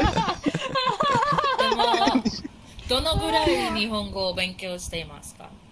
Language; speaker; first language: Japanese; non-native, learner; Spanish